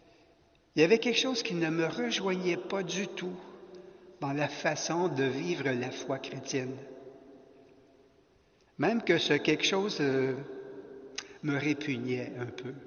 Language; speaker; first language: French; native; French